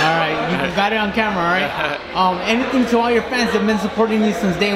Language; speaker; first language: English; native; English